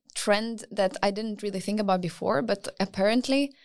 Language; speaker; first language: English; non-native, fluent; Lithuanian